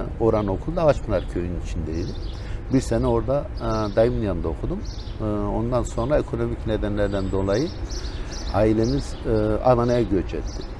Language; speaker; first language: Turkish; non-native, local second language; Zaza